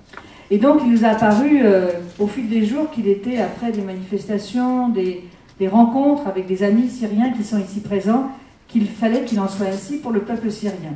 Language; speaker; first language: French; native; French